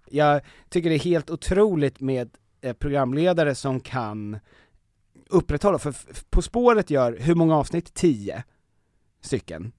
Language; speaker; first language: Swedish; native; Swedish